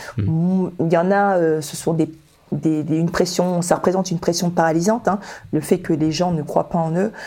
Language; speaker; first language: French; early bilingual, other home language; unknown